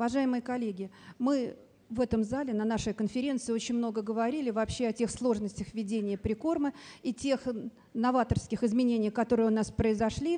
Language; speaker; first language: Russian; native; Russian